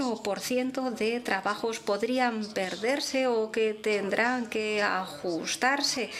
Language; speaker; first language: Spanish; non-native, fluent; English